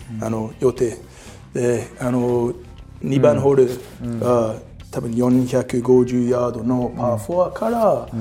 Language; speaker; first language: Japanese; non-native, learner; English